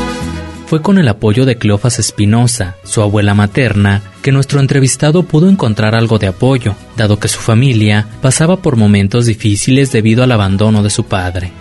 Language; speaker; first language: Spanish; native; Spanish